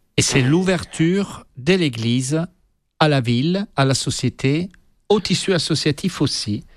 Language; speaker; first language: French; native; French